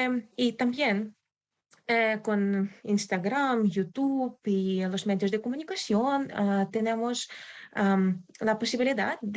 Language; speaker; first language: Spanish; non-native, learner; Ukrainian